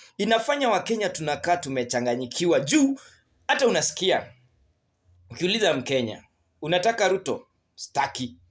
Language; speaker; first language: Swahili; native; Swahili